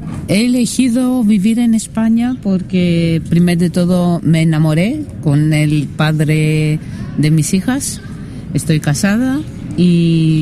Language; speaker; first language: Spanish; non-native, fluent; Greek